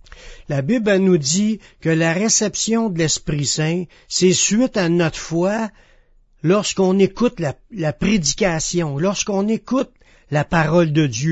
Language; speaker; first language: French; native; French